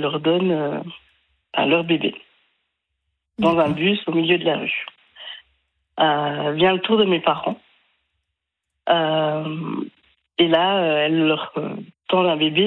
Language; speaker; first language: French; native; French